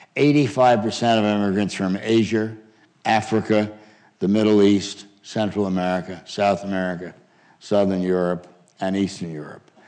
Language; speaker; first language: English; native; English